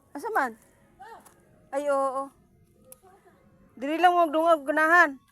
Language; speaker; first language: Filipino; non-native, local second language; Cebuano